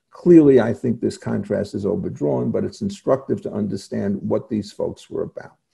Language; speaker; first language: English; native; English